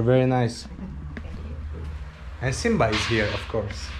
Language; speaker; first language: English; non-native, fluent; Azerbaijani